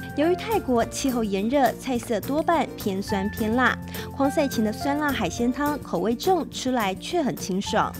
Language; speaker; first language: Chinese; native; Chinese